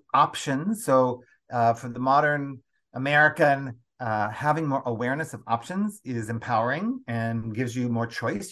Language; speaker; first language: English; native; English